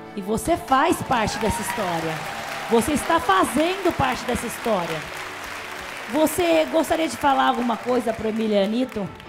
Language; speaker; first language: Portuguese; native; Portuguese